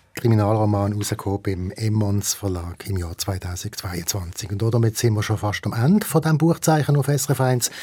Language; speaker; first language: German; native; German